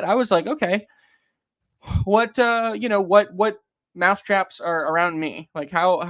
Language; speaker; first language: English; native; English